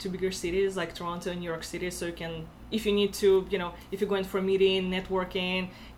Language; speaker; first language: English; non-native, fluent; Russian